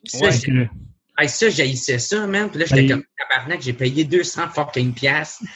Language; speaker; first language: French; native; French